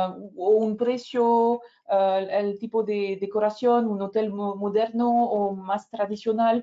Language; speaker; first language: Spanish; non-native, fluent; French